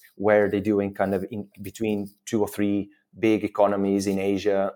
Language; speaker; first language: English; non-native, fluent; Portuguese